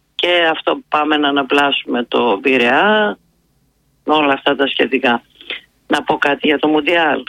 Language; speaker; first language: Greek; native; Greek